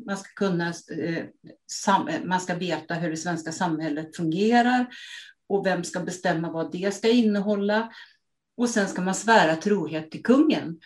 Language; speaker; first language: Swedish; native; Swedish